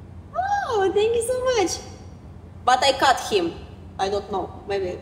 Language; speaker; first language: English; non-native, learner; Romanian